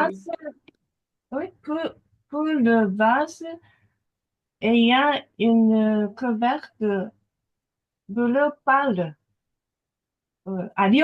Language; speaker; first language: French; non-native, fluent; Japanese